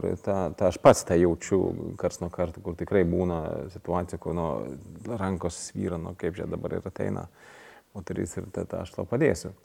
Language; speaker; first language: Lithuanian; non-native, fluent; Swedish